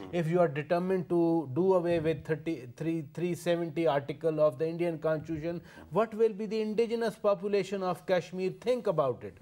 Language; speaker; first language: English; non-native, local second language; Urdu